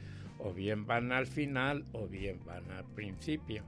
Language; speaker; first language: Spanish; native; Spanish